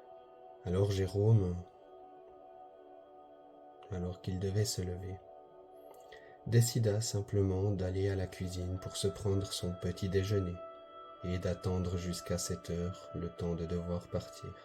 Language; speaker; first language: French; native; French